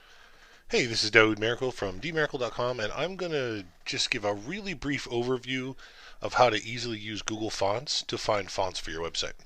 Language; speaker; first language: English; native; English